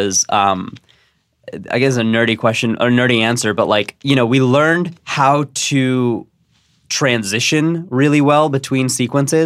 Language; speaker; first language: English; native; English